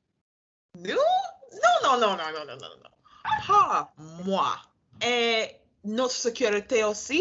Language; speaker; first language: French; non-native, learner; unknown